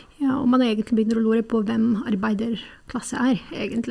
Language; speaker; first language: Norwegian; non-native, fluent; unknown